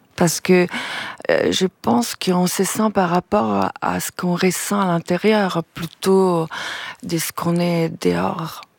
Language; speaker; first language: French; non-native, fluent; Italian